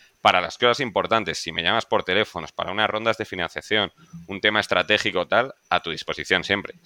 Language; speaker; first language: Spanish; native; Spanish